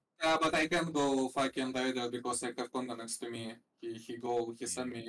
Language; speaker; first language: English; non-native, learner; Russian